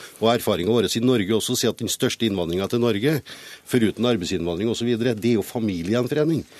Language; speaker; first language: Norwegian; native; Norwegian